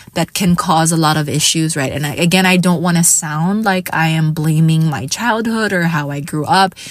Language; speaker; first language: English; non-native, local second language; Hiligaynon